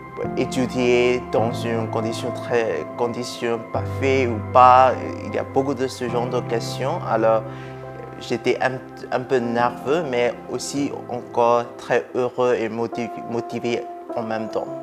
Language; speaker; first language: French; non-native, fluent; Burmese